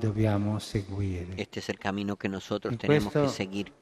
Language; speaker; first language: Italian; non-native, fluent; Spanish